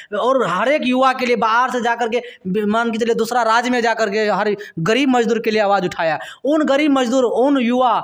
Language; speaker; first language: Hindi; native; Hindi